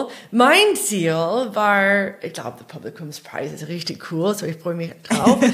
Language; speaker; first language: German; non-native, fluent; English